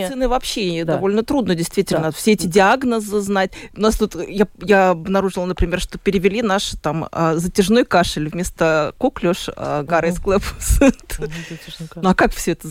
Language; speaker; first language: Russian; native; Russian